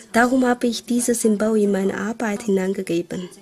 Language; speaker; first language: German; non-native, fluent; Chinese